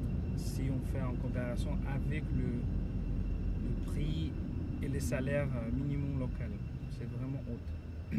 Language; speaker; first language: French; non-native, fluent; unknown